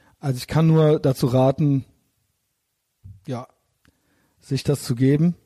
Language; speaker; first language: German; native; German